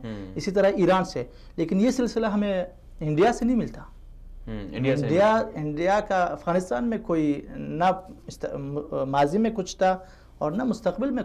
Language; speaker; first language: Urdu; non-native, fluent; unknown